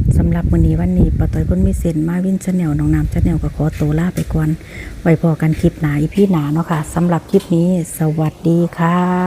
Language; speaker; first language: Thai; native; Thai